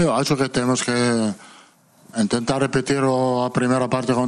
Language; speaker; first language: Portuguese; non-native, fluent; Italian